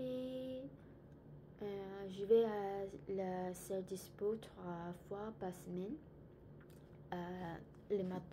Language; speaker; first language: French; non-native, learner; Korean